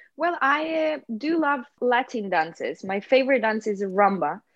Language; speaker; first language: English; non-native, fluent; Russian